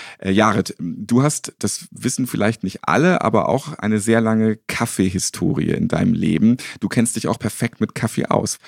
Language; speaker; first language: German; native; German